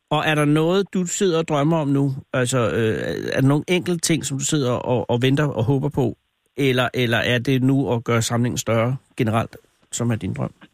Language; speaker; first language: Danish; native; Danish